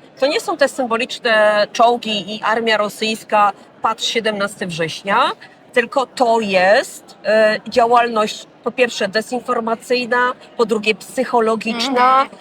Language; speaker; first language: Polish; native; Polish